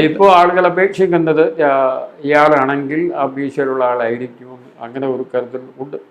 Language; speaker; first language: Malayalam; non-native, fluent; Hindi